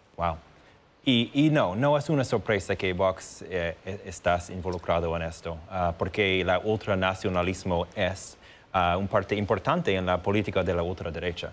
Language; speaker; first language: Spanish; non-native, fluent; English